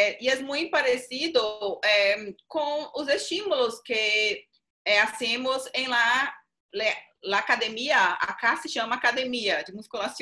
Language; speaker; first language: Spanish; non-native, learner; Portuguese